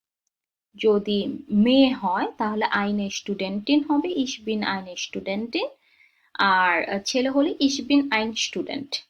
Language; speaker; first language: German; non-native, fluent; Bangla